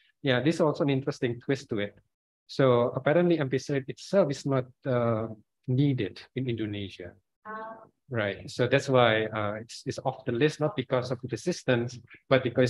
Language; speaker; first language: English; non-native, fluent; Indonesian